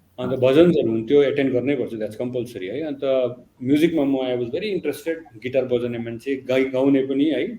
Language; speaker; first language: Nepali; native; Nepali